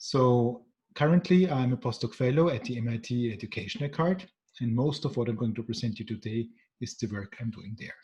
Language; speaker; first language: English; non-native, fluent; German